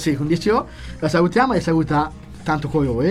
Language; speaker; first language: Italian; native; Italian